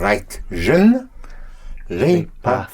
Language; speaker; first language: French; non-native, fluent; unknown